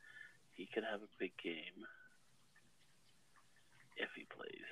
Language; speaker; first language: English; native; English